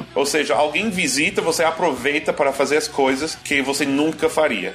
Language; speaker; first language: Portuguese; non-native, fluent; English